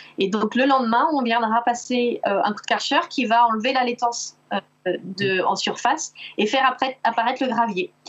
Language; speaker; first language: French; native; French